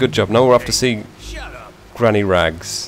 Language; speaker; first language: English; native; English